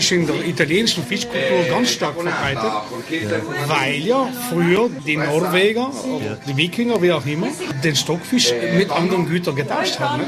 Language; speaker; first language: German; native; German